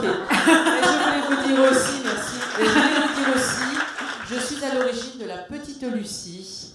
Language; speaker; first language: French; native; French